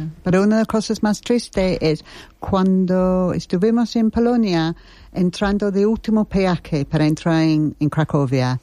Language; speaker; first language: Spanish; non-native, learner; English